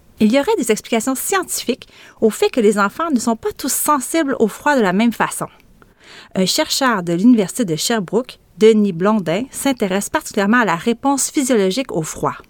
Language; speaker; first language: French; native; French